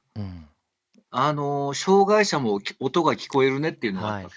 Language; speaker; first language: Japanese; native; Japanese